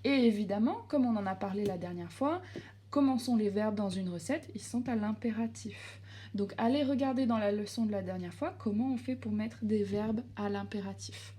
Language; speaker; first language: French; native; French